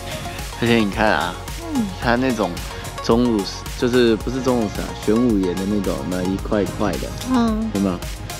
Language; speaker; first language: Chinese; native; Chinese